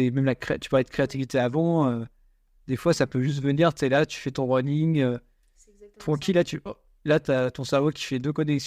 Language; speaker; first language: French; native; French